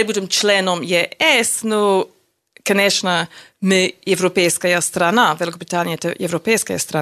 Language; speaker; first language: Russian; non-native, learner; English